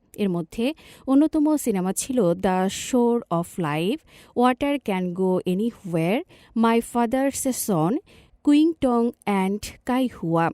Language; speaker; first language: Bangla; native; Bangla